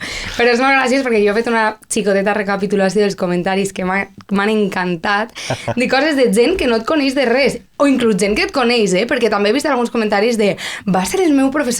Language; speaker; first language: Catalan; native; Catalan